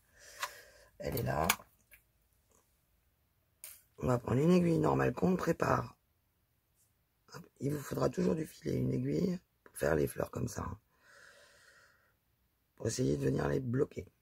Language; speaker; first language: French; native; French